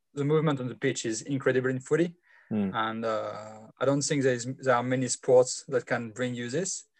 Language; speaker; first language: English; non-native, fluent; French